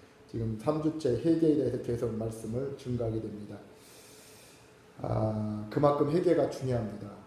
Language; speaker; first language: Korean; native; Korean